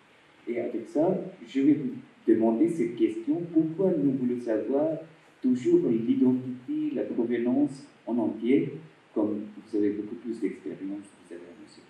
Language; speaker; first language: French; non-native, fluent; Bangla